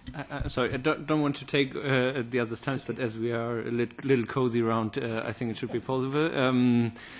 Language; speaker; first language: English; non-native, fluent; German